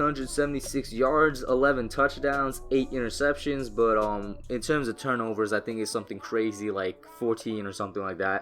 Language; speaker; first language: English; native; English